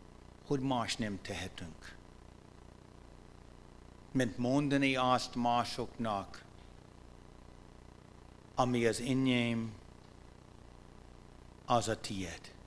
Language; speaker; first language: Hungarian; non-native, fluent; English